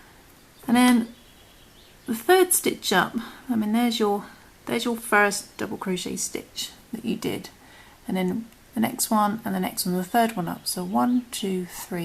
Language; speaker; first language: English; native; English